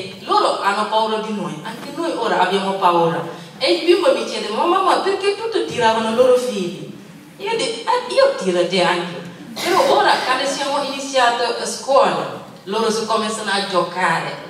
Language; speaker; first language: Italian; non-native, learner; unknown